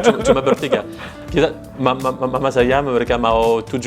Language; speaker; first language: Indonesian; non-native, fluent; French